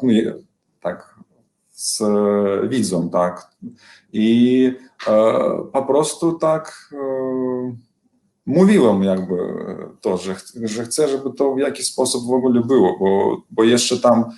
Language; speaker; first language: Polish; non-native, learner; Belarusian